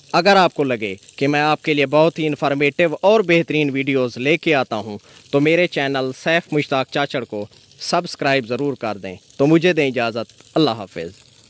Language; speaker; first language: Urdu; non-native, local second language; Sindhi